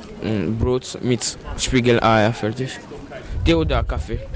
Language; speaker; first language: German; non-native, learner; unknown